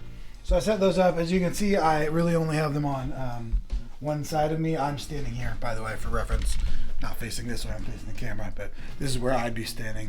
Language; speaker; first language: English; native; English